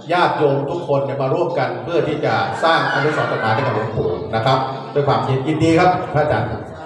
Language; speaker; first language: Thai; non-native, local second language; Northeastern Thai